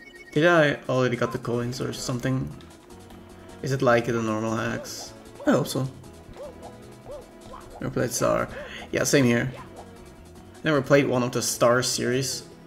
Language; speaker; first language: English; non-native, fluent; German